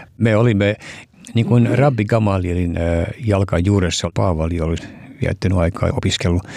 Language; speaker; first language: Finnish; early bilingual, heritage; Finnish